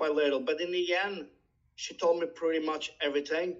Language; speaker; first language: English; non-native, learner; Portuguese